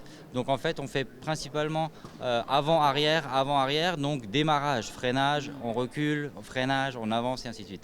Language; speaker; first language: French; native; French